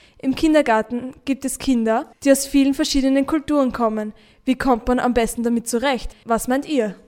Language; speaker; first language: German; native; German